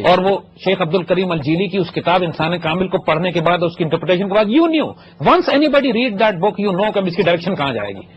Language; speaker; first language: Urdu; native; Urdu